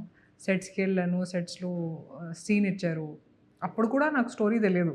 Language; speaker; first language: Telugu; non-native, fluent; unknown